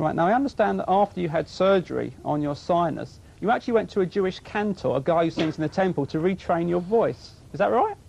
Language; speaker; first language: English; native; English